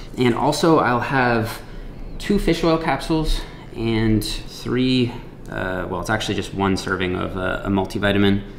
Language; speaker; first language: English; native; English